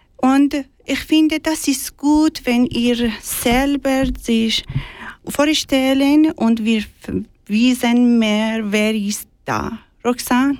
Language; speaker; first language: German; non-native, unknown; Persian